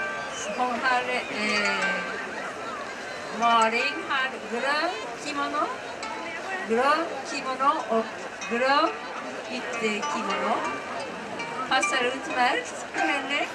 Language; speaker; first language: Swedish; non-native, learner; Japanese